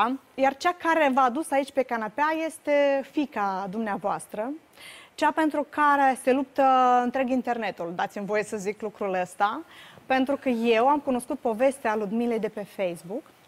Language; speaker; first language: Romanian; native; Romanian